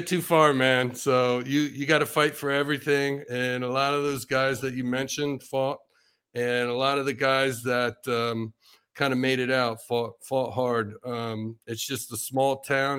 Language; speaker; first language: English; native; English